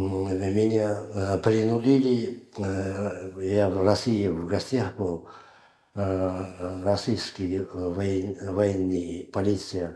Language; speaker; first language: Russian; non-native, learner; Uzbek